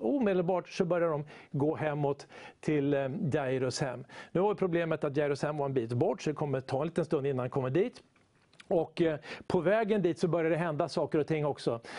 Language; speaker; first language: Swedish; native; Swedish